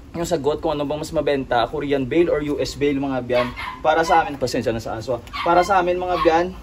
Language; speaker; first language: Filipino; non-native, local second language; Cebuano